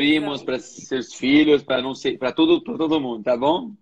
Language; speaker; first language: Portuguese; native; Portuguese